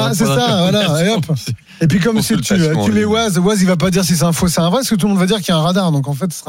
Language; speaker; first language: French; native; French